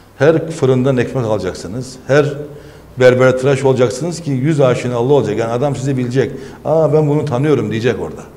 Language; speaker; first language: Turkish; native; Turkish